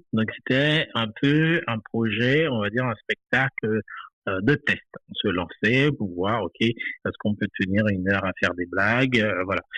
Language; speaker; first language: French; non-native, local second language; Haitian Creole